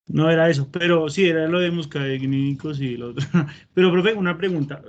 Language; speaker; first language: Spanish; native; Spanish